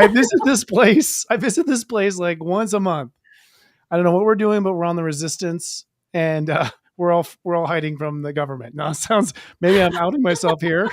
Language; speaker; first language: English; native; English